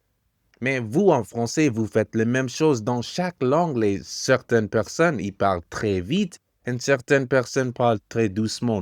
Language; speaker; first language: French; non-native, fluent; English